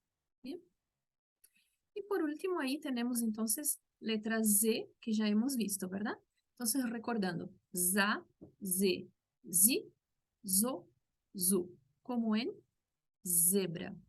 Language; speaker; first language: Spanish; non-native, local second language; Portuguese